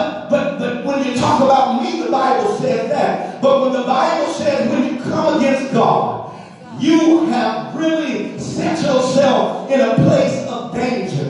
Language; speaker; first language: English; native; English